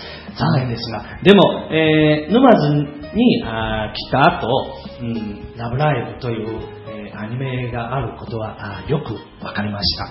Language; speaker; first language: Japanese; non-native, fluent; Chinese